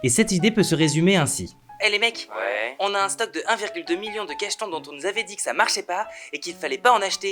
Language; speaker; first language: French; native; French